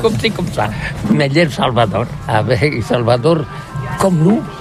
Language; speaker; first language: French; non-native, learner; Catalan